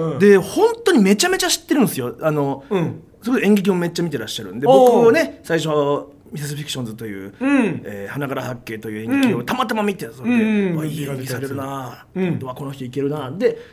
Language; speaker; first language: Japanese; native; Japanese